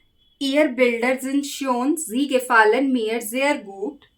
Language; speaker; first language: German; non-native, learner; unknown